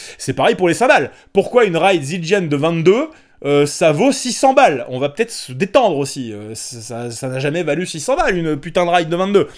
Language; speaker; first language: French; native; French